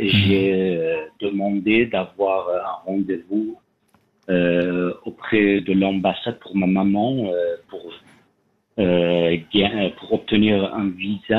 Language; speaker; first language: French; non-native, fluent; Persian